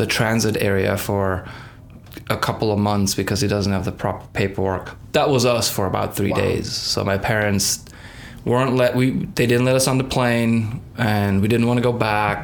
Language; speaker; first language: English; non-native, fluent; Persian